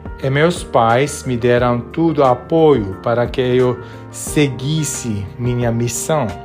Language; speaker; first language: Portuguese; non-native, fluent; Armenian